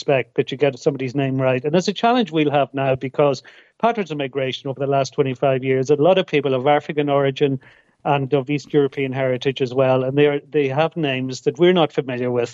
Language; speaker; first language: English; native; English